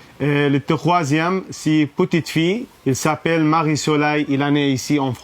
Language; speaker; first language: French; non-native, learner; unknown